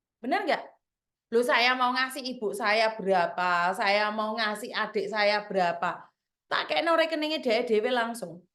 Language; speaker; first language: Indonesian; non-native, local second language; Javanese